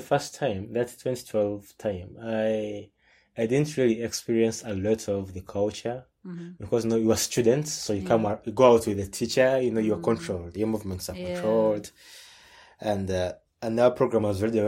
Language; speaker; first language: English; non-native, local second language; Ganda